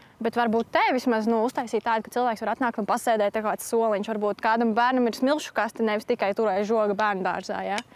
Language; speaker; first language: Latvian; native; Latvian